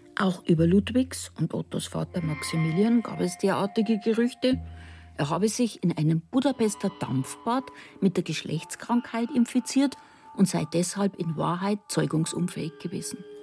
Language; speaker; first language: German; native; German